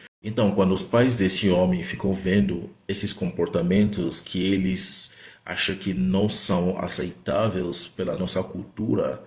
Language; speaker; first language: Portuguese; non-native, fluent; Igbo